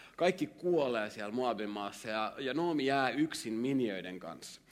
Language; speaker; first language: Finnish; native; Finnish